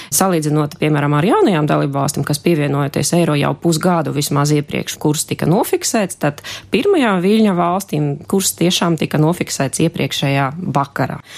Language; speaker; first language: Latvian; non-native, local second language; Russian